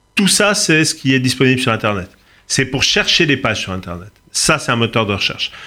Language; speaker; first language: French; native; French